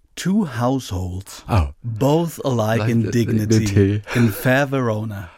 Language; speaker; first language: German; native; German